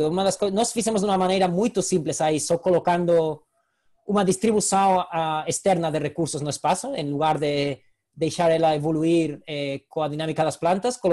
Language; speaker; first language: Portuguese; non-native, fluent; Spanish